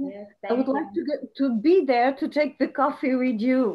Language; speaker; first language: English; non-native, fluent; Portuguese